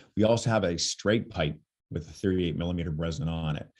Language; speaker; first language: English; native; English